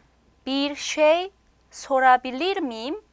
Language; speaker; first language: Turkish; non-native, fluent; Korean